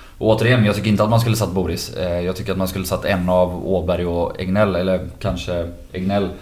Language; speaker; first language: Swedish; native; Swedish